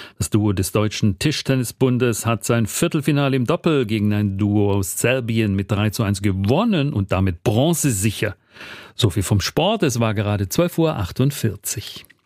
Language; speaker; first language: German; native; German